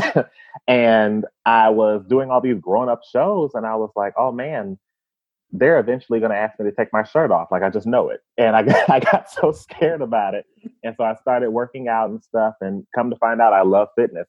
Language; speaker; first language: English; native; English